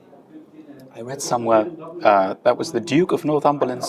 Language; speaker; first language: English; non-native, fluent; German